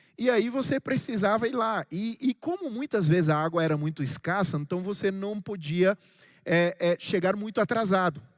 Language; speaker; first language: Portuguese; non-native, local second language; Kabuverdianu